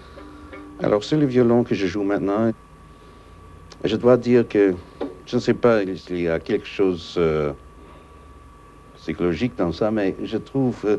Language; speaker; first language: French; non-native, fluent; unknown